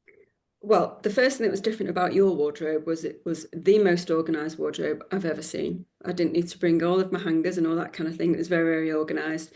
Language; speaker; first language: English; native; English